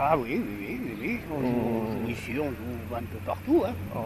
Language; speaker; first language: French; native; French